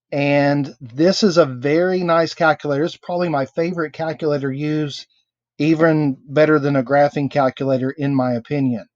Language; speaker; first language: English; native; English